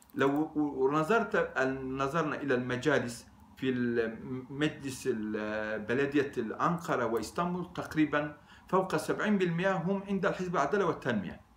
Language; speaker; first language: Arabic; non-native, fluent; Turkish